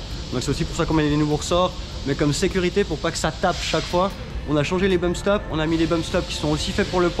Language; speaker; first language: French; native; French